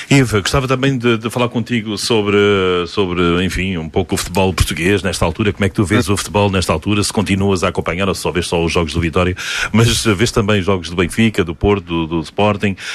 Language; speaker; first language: Portuguese; native; Portuguese